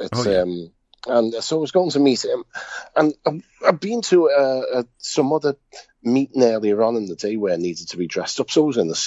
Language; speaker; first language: English; native; English